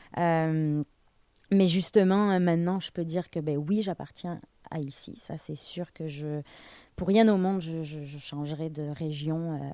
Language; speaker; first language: French; native; French